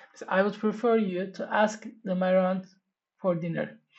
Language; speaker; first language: English; non-native, fluent; Turkish